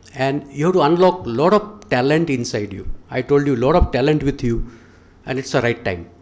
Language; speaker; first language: English; non-native, local second language; Gujarati